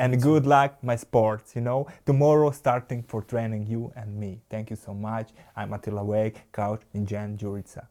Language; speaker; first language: English; non-native, learner; Slovak